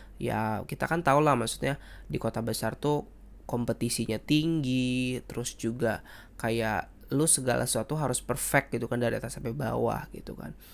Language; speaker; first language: Indonesian; native; Indonesian